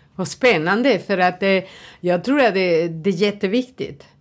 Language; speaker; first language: Swedish; non-native, fluent; Spanish